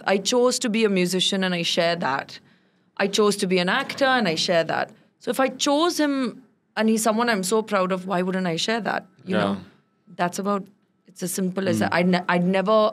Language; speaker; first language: English; non-native, local second language; Tamil